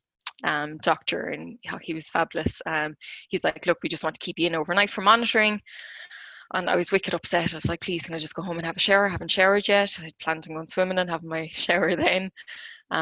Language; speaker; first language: English; native; English